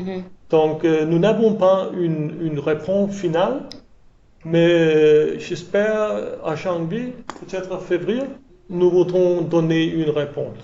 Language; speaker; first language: French; non-native, learner; English